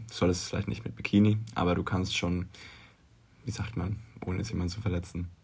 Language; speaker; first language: German; native; German